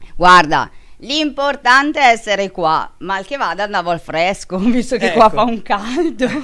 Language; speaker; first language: Italian; native; Italian